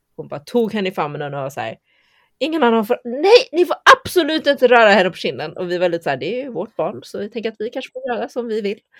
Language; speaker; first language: Swedish; early bilingual, heritage; Chinese